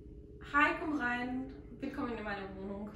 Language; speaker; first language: German; non-native, learner; Azerbaijani